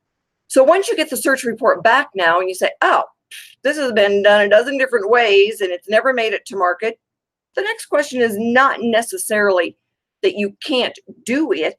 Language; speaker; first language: English; native; English